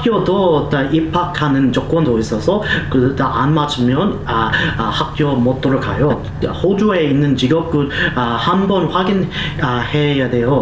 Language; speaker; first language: Korean; non-native, learner; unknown